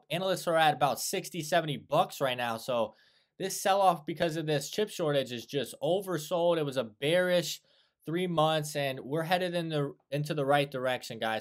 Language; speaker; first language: English; native; English